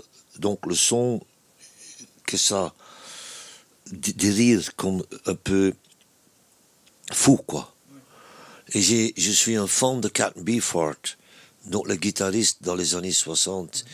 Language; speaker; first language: French; non-native, local second language; Dutch